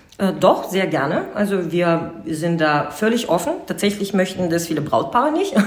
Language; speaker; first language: German; non-native, fluent; Russian